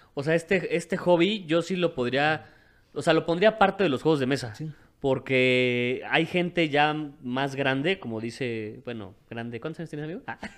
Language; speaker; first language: Spanish; native; Spanish